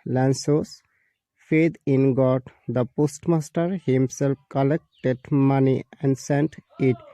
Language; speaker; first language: English; non-native, local second language; Assamese